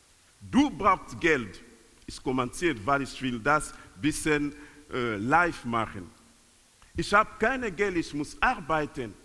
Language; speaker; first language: German; non-native, learner; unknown